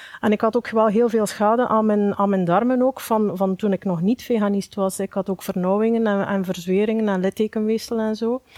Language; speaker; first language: Dutch; native; Dutch